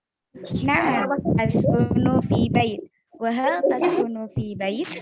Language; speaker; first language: Arabic; non-native, learner; Indonesian